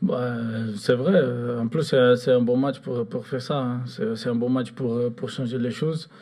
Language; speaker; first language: French; non-native, fluent; Portuguese